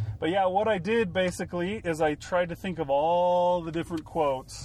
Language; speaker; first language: English; native; English